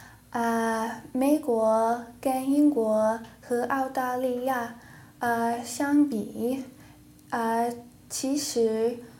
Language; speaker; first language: Chinese; non-native, learner; English